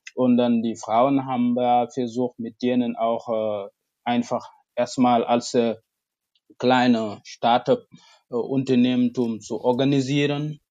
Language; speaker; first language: German; non-native, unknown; Wolof